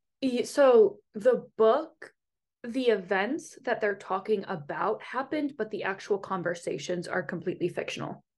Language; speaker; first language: English; native; English